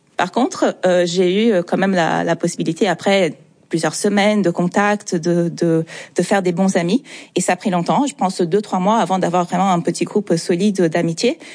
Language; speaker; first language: French; non-native, fluent; Portuguese